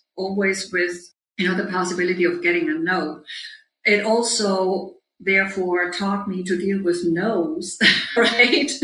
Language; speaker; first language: English; non-native, fluent; German